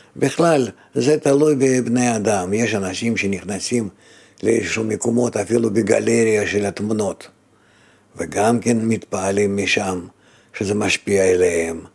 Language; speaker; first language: Hebrew; non-native, fluent; Russian